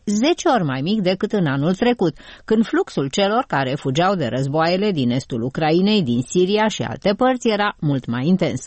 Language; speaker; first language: Romanian; native; Romanian